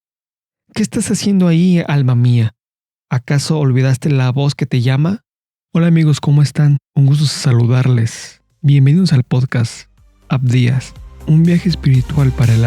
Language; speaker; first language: Spanish; native; Spanish